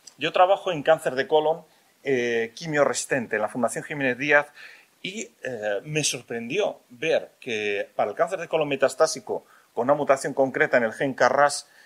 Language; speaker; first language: Spanish; native; Spanish